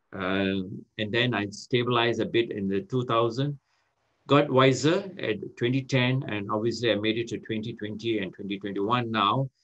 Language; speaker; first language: English; non-native, local second language; Tamil